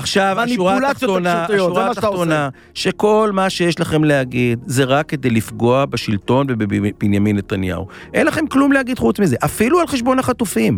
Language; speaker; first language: Hebrew; native; Hebrew